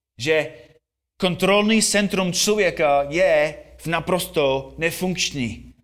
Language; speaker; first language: Czech; non-native, fluent; English